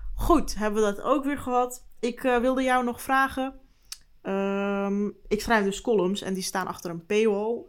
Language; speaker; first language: Dutch; early bilingual, other home language; Turkish